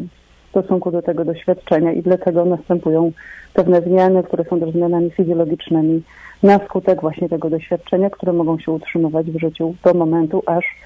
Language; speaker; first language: Polish; native; Polish